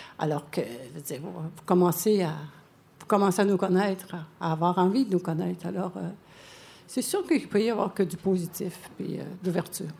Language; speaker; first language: French; non-native, local second language; Cree